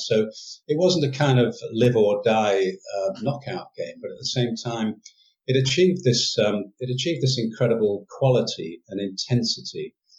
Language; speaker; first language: English; native; English